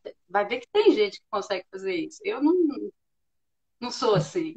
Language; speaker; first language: Portuguese; native; Portuguese